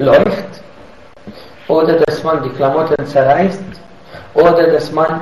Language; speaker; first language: German; non-native, fluent; Arabic